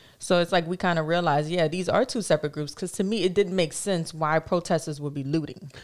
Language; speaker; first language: English; native; English